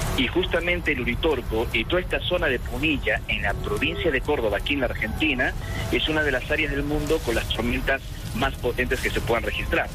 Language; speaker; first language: Spanish; native; Spanish